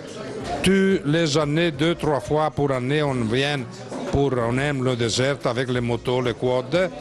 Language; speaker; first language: French; non-native, learner; Italian